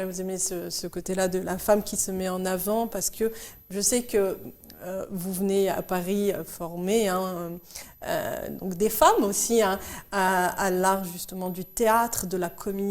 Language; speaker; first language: French; native; French